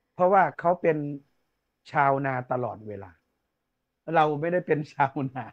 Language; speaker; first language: Thai; non-native, local second language; Northeastern Thai